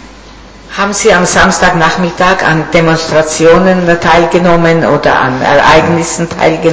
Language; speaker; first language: German; non-native, fluent; Italian